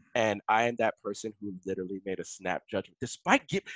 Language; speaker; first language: English; early bilingual, other home language; Haitian Creole